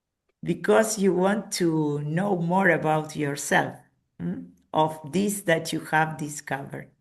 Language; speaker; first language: English; non-native, fluent; Spanish